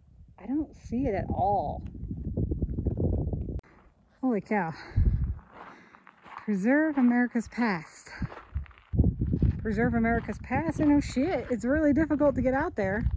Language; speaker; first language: English; native; English